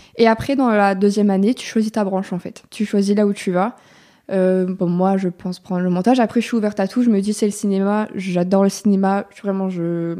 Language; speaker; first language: French; native; French